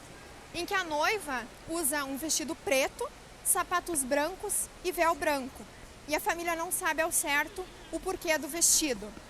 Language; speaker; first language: Portuguese; native; Portuguese